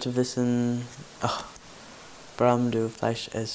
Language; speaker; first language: German; non-native, learner; English